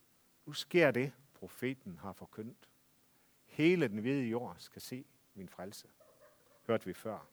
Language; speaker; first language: Danish; native; Danish